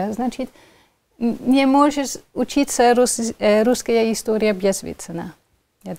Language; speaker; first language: Russian; non-native, fluent; Dutch